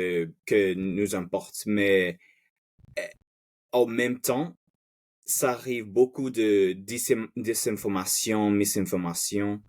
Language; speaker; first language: French; non-native, fluent; Spanish